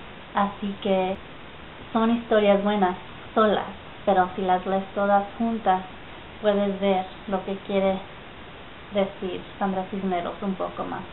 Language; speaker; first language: Spanish; early bilingual, heritage; Spanish